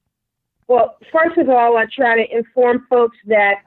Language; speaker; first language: English; native; English